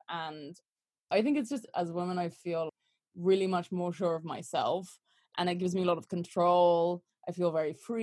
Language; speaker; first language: English; native; English